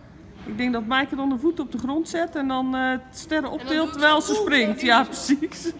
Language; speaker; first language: Dutch; native; Dutch